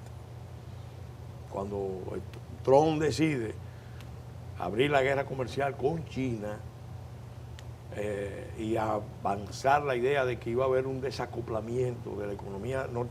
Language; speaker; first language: Spanish; native; Spanish